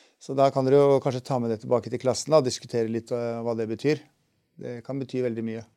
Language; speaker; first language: Norwegian; native; Norwegian